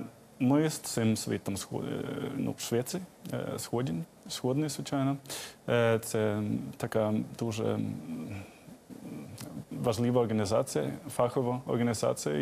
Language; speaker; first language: Ukrainian; non-native, fluent; Swedish